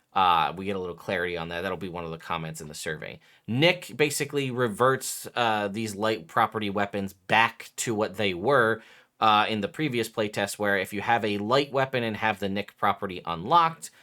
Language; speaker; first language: English; native; English